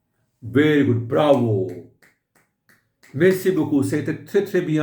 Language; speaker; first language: French; non-native, fluent; Hindi